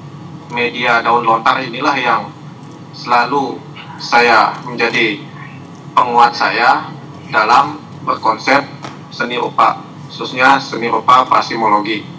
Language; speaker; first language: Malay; non-native, local second language; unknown